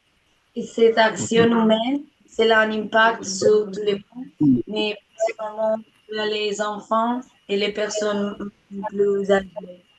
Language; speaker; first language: French; non-native, learner; Spanish